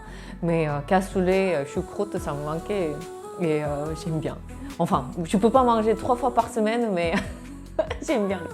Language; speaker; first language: French; non-native, fluent; Korean